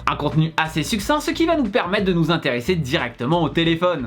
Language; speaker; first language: French; native; French